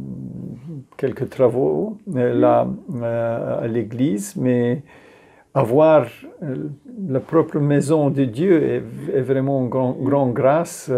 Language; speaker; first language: French; non-native, fluent; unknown